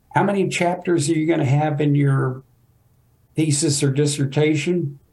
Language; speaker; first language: English; native; English